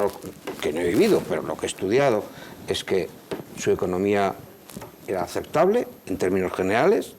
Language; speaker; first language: Spanish; native; Spanish